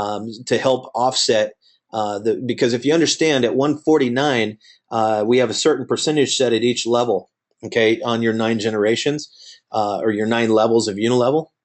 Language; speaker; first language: English; native; English